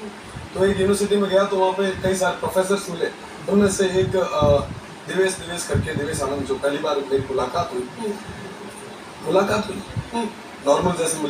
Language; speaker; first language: Hindi; non-native, local second language; Rajasthani